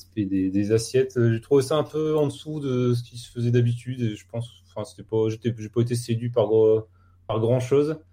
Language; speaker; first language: French; native; French